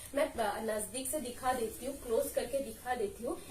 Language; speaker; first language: Hindi; non-native, local second language; Bangla